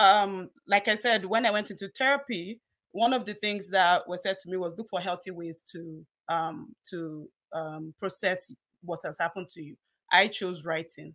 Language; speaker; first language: English; non-native, local second language; Yoruba